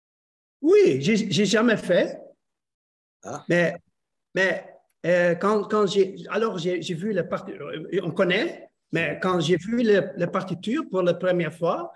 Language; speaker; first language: French; non-native, learner; Dutch